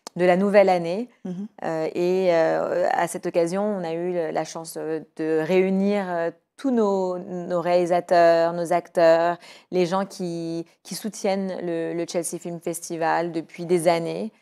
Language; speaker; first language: French; native; French